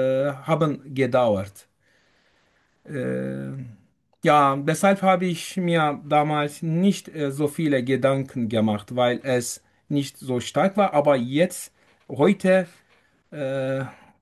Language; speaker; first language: German; non-native, fluent; Turkish